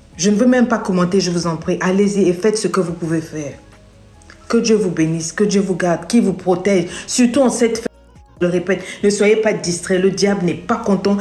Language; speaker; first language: French; non-native, local second language; Lingala